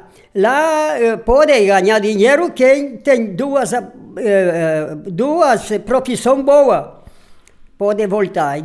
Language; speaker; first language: Portuguese; non-native, local second language; Polish